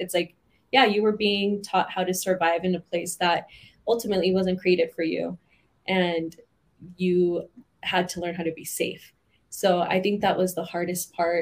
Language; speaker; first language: English; native; English